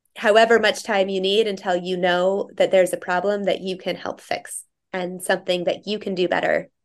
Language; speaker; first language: English; native; English